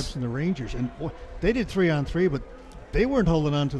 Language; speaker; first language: English; native; English